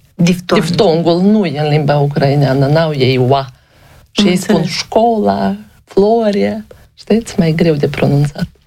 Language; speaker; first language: Romanian; native; Romanian